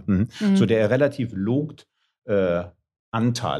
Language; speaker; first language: Swedish; non-native, fluent; German